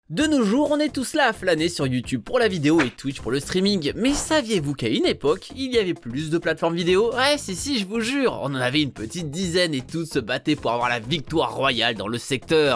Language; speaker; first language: French; native; French